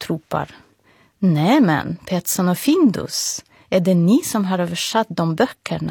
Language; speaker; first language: Swedish; non-native, fluent; Russian